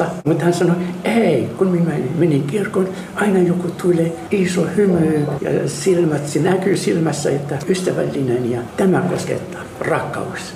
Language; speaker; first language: Finnish; non-native, fluent; Arabic